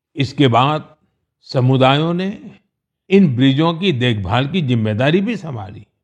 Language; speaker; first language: Hindi; non-native, local second language; Gujarati